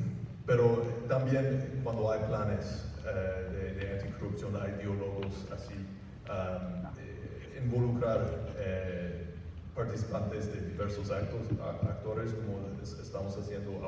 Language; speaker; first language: Spanish; non-native, fluent; English